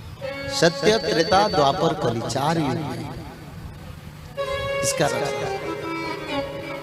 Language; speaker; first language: Hindi; non-native, local second language; Odia